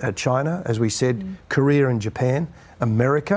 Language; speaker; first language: English; native; English